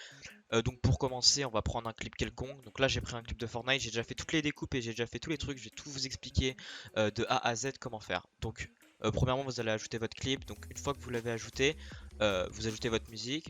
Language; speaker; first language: French; native; French